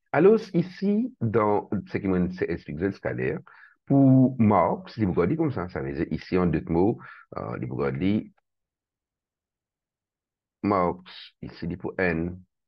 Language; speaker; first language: French; non-native, local second language; Morisyen